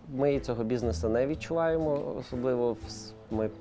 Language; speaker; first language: Ukrainian; non-native, local second language; Russian